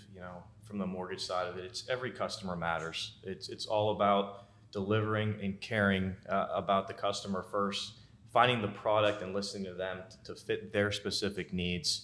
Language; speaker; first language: English; native; English